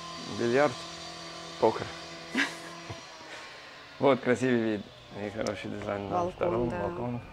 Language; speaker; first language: Russian; non-native, learner; English